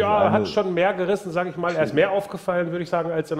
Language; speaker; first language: German; native; German